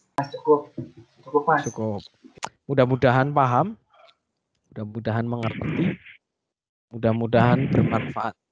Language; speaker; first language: Indonesian; native; Indonesian